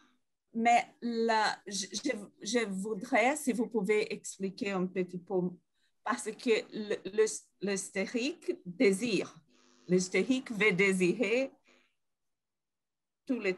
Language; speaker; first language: French; non-native, fluent; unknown